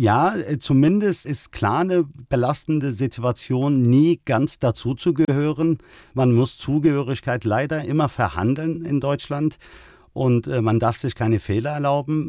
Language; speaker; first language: German; early bilingual, other home language; Turkish